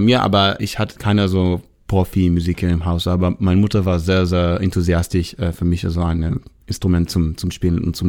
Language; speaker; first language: German; non-native, learner; Hebrew